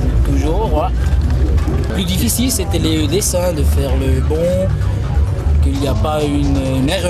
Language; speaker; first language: French; non-native, local second language; German